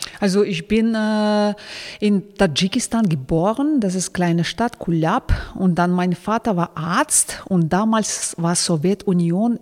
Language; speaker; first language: German; non-native, fluent; Russian